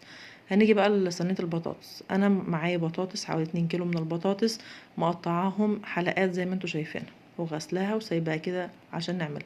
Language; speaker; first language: Arabic; native; Arabic